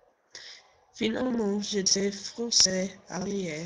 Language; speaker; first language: French; non-native, learner; English